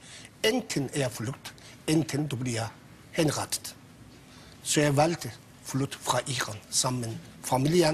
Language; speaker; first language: Danish; non-native, fluent; Persian